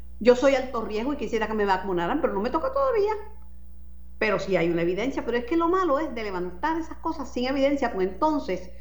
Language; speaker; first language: Spanish; native; Spanish